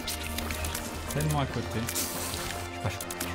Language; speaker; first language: French; native; French